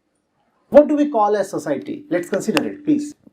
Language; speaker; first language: English; non-native, local second language; Hindi